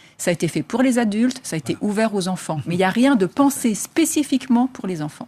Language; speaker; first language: French; native; French